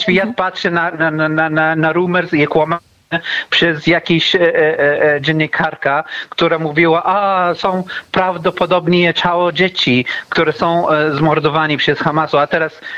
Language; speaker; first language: Polish; non-native, learner; Arabic